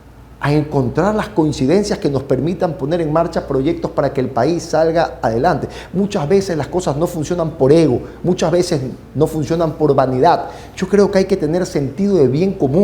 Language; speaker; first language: Spanish; native; Spanish